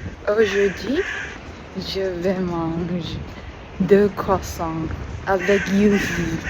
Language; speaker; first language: French; non-native, learner; Korean